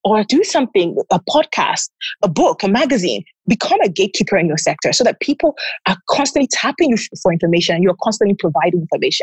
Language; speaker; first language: English; non-native, local second language; Yoruba